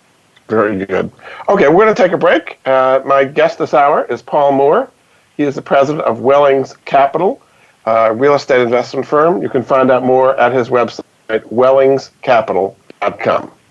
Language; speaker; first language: English; native; English